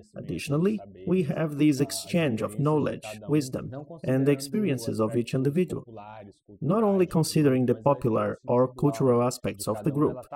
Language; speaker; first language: English; non-native, fluent; Portuguese